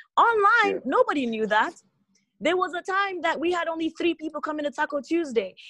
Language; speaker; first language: English; non-native, local second language; Igbo